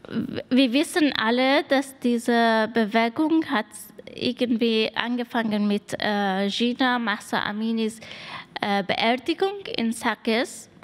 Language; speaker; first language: German; non-native, learner; Persian